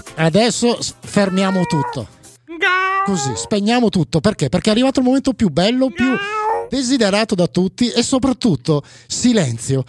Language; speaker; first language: Italian; native; Italian